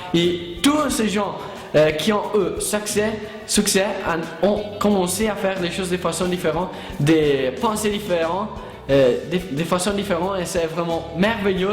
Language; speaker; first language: French; non-native, learner; Italian